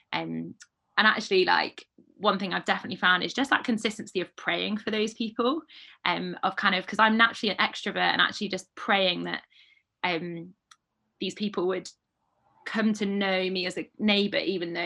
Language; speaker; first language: English; native; English